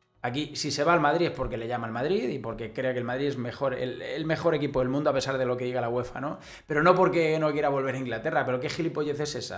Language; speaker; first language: Spanish; native; Spanish